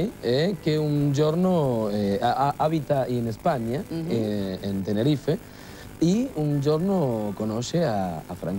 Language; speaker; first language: Italian; non-native, learner; Spanish